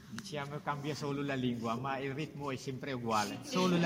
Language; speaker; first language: Italian; non-native, fluent; Filipino